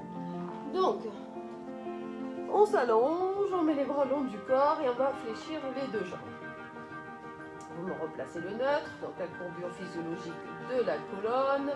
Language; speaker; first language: French; native; French